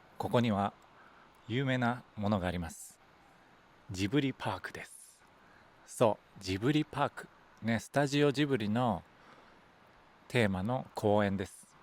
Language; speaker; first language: Japanese; native; Japanese